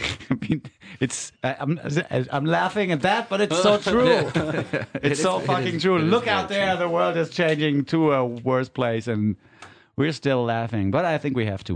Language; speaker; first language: English; non-native, fluent; German